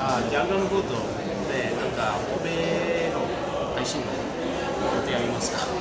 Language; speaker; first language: Japanese; non-native, fluent; English